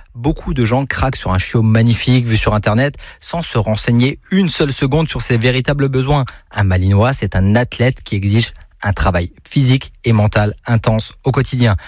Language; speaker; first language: French; native; French